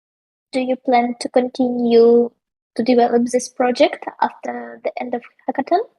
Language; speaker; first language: English; non-native, learner; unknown